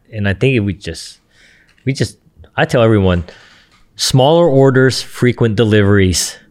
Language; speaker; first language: English; native; English